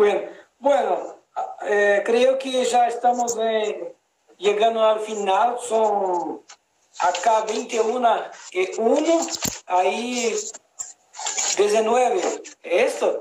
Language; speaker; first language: Spanish; non-native, learner; Portuguese